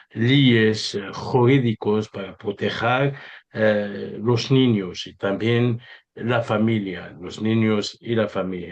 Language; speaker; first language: Spanish; non-native, learner; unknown